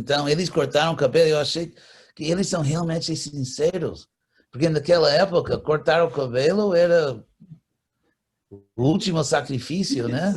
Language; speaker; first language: Portuguese; non-native, fluent; English